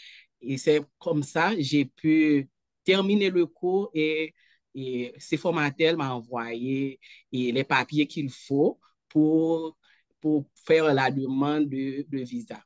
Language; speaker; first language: French; non-native, local second language; Haitian Creole